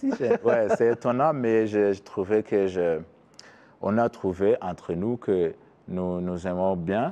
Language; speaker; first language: French; non-native, learner; Kinyarwanda